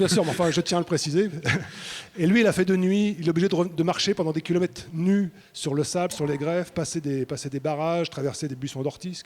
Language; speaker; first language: French; native; French